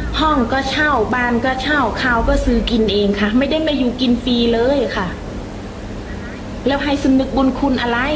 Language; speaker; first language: Thai; non-native, fluent; Khmer